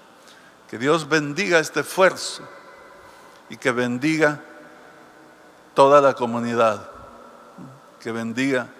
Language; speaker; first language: Spanish; native; Spanish